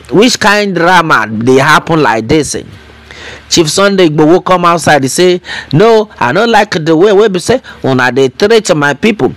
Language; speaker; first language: Nigerian Pidgin; non-native, local second language; Yoruba